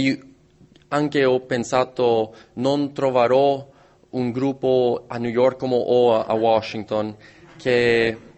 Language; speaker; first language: Italian; non-native, learner; English